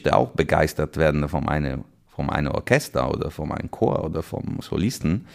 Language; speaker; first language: German; non-native, fluent; Italian